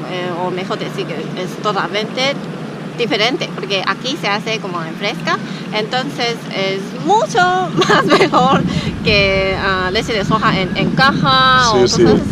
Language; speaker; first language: Spanish; non-native, learner; Chinese